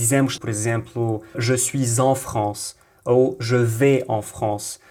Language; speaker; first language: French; non-native, local second language; Arabic